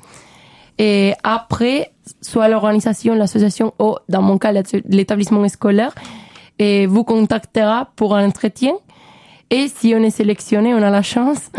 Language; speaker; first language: French; non-native, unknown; Spanish